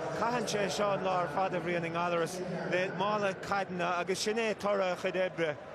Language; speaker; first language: Irish; native; Irish